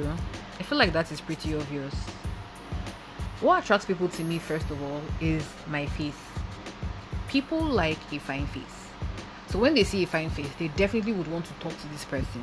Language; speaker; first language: English; non-native, local second language; Igbo